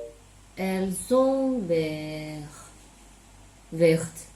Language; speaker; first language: French; non-native, learner; Chinese